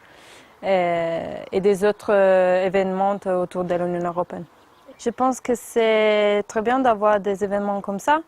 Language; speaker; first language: French; non-native, fluent; Italian